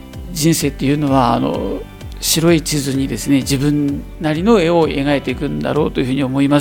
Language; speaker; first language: Japanese; native; Japanese